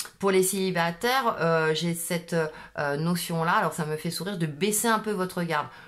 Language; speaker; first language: French; native; French